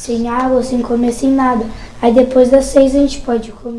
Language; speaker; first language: Portuguese; early bilingual, other home language; Arabic